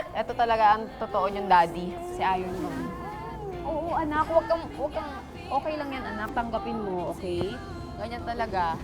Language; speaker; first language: Filipino; native; Filipino